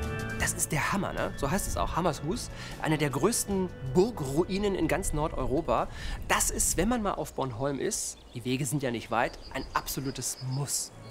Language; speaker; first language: German; native; German